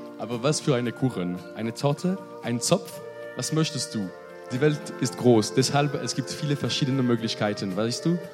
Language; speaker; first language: German; non-native, learner; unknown